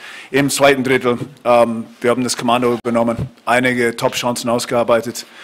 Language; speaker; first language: German; non-native, fluent; English